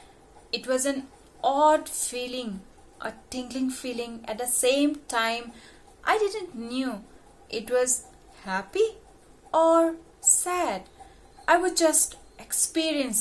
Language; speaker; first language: English; non-native, local second language; Hindi